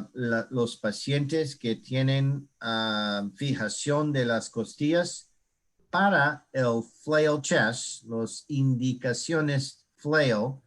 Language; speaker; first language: Spanish; non-native, learner; English